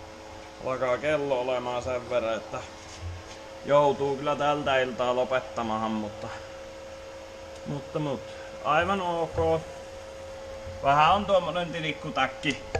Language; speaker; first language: Finnish; native; Finnish